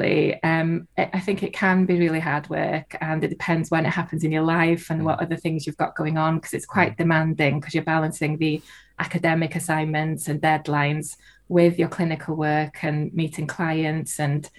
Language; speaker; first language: English; non-native, local second language; Welsh